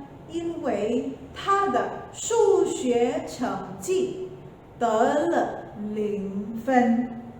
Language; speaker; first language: Chinese; non-native, fluent; Indonesian